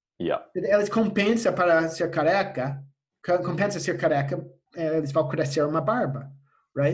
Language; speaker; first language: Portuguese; non-native, fluent; English